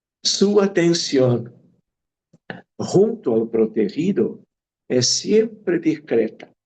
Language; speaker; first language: Spanish; non-native, fluent; Portuguese